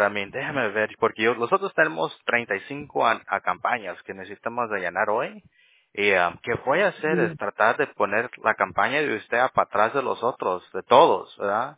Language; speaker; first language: Spanish; early bilingual, heritage; Spanish